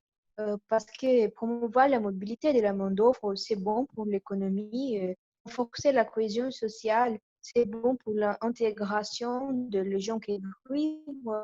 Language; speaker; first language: French; non-native, learner; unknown